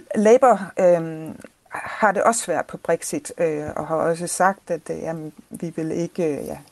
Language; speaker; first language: Danish; non-native, fluent; English